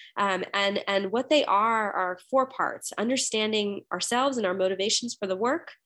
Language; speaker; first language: English; native; English